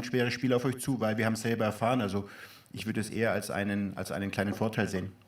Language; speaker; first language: German; native; German